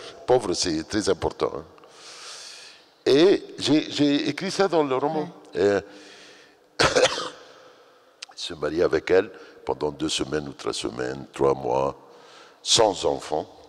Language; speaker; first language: French; non-native, fluent; Arabic